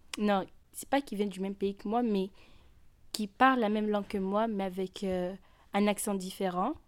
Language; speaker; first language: French; native; French